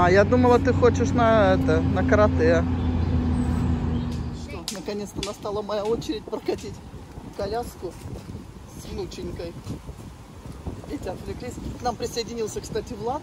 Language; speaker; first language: Russian; native; Russian